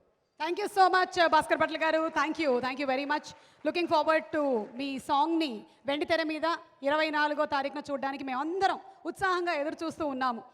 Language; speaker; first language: Telugu; native; Telugu